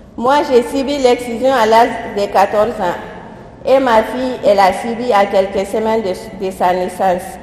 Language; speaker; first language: French; non-native, local second language; Soninke